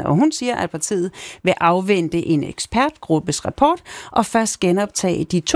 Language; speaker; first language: Danish; native; Danish